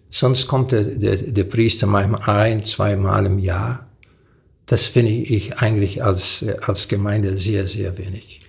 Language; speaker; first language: German; early bilingual, other home language; Portuguese